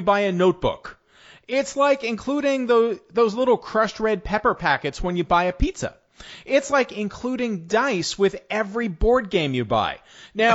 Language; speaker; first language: English; native; English